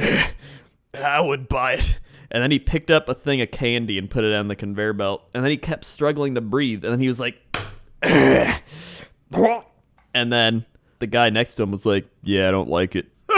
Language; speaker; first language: English; native; English